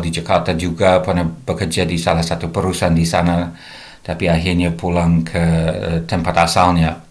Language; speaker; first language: Indonesian; non-native, fluent; English